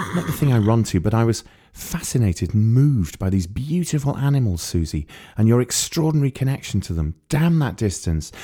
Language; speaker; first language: English; native; English